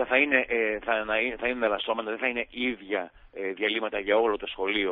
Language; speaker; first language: Greek; native; Greek